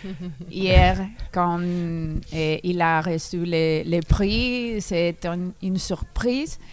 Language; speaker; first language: French; non-native, learner; Spanish